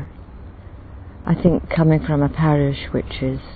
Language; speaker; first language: English; native; English